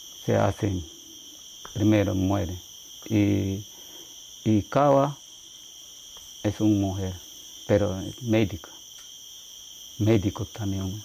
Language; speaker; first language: Spanish; non-native, local second language; Shipibo-Conibo